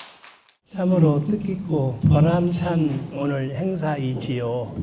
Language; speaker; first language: Korean; native; Korean